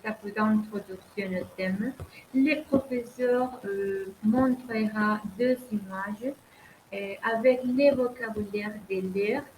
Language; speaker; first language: French; non-native, learner; Spanish